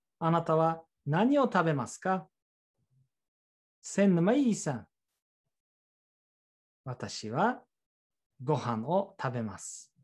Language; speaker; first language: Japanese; non-native, fluent; Uzbek